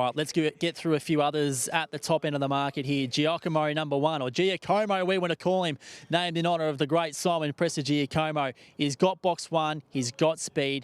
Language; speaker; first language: English; native; English